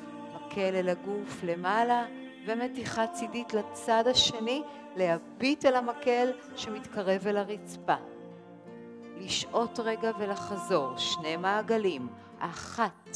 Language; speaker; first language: Hebrew; native; Hebrew